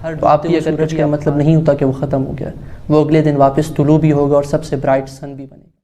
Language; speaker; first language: Urdu; non-native, local second language; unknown